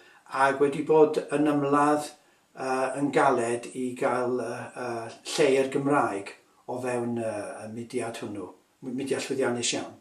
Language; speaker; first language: Welsh; native; Welsh